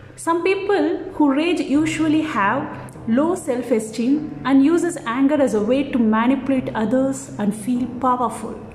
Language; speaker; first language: English; non-native, local second language; Tamil